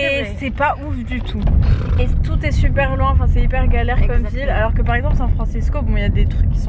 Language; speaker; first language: French; native; French